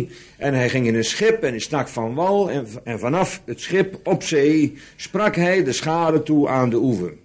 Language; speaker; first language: Dutch; native; Dutch